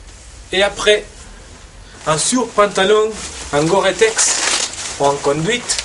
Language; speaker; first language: French; non-native, fluent; Spanish